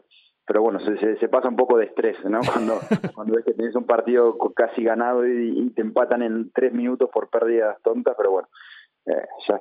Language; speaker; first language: Spanish; native; Spanish